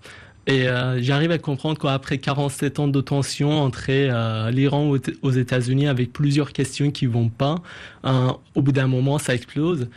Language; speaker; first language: French; non-native, fluent; Persian